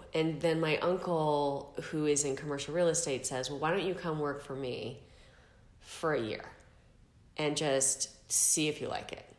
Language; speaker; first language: English; native; English